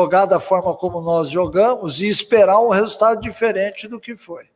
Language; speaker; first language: Portuguese; native; Portuguese